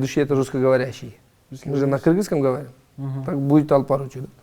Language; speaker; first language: Russian; non-native, local second language; Kyrgyz